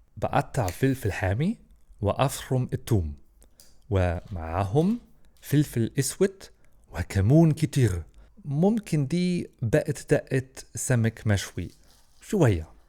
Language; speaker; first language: Egyptian Arabic; non-native, learner; German